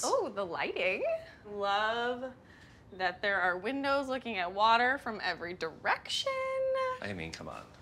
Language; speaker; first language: English; native; English